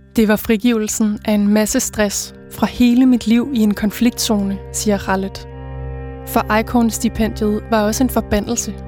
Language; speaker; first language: Danish; native; Danish